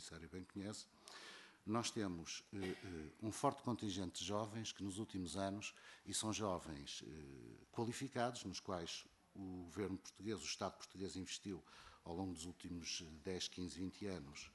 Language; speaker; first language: Portuguese; native; Portuguese